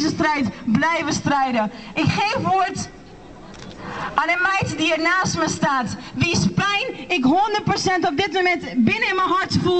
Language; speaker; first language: Dutch; non-native, fluent; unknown